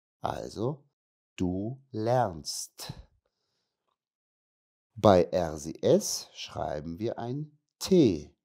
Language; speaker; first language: German; non-native, fluent; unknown